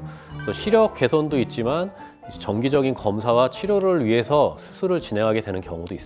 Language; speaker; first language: Korean; native; Korean